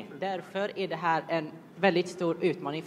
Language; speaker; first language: Swedish; early bilingual, other home language; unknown